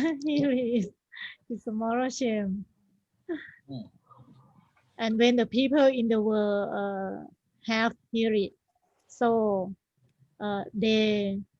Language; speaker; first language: English; non-native, learner; Thai